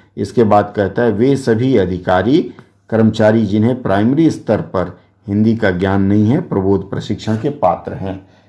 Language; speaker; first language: Hindi; native; Hindi